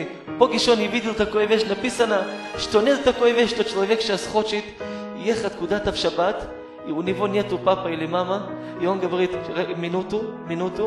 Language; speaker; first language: Russian; non-native, learner; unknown